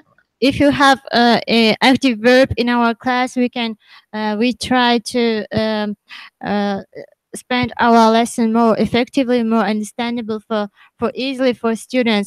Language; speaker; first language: English; non-native, learner; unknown